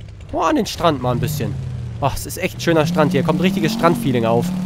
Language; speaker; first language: German; native; German